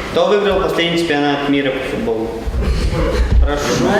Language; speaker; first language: Russian; native; Russian